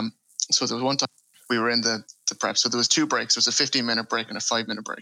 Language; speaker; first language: English; native; English